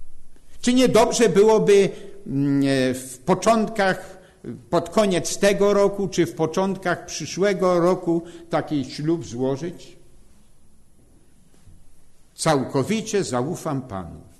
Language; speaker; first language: Polish; native; Polish